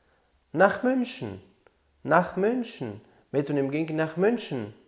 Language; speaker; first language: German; non-native, fluent; Tajik